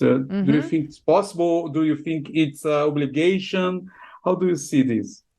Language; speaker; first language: English; non-native, fluent; Portuguese